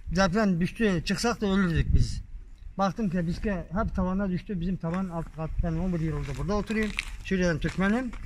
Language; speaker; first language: Turkish; non-native, fluent; Arabic